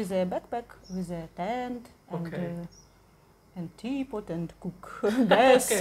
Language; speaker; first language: English; non-native, learner; Russian